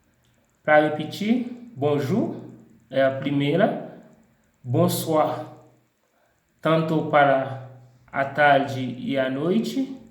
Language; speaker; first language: Portuguese; non-native, fluent; Haitian Creole